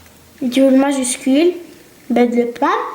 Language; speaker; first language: French; non-native, local second language; Arabic